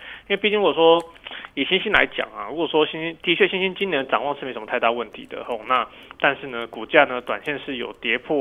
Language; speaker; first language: Chinese; native; Chinese